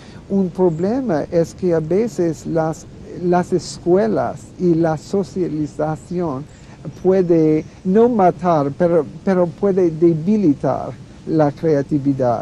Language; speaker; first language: Spanish; non-native, fluent; English